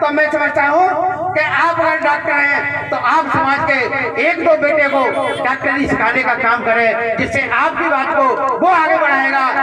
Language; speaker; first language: Hindi; native; Hindi